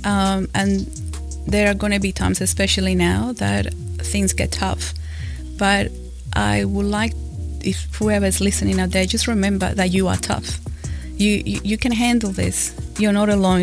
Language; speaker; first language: English; non-native, fluent; Spanish